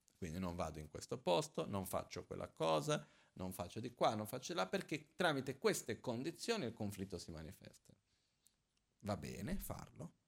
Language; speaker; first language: Italian; non-native, fluent; Portuguese